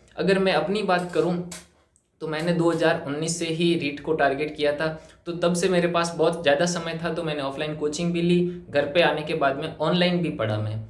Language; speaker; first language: Hindi; native; Hindi